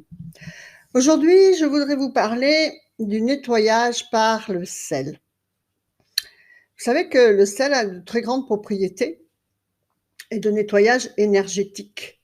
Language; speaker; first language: French; native; French